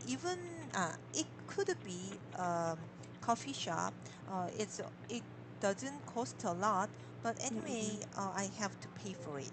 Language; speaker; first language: English; non-native, learner; Korean